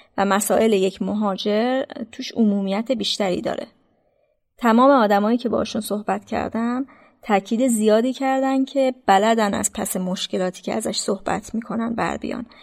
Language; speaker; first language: Persian; native; Persian